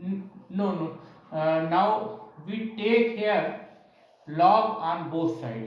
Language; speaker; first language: English; non-native, local second language; Hindi